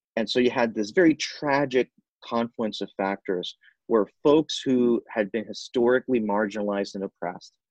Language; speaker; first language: English; non-native, fluent; Spanish